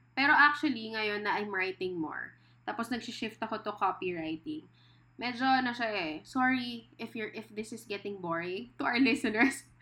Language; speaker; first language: Filipino; native; Filipino